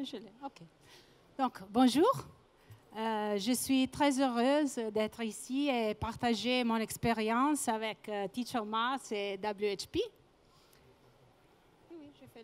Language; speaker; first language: French; non-native, fluent; Italian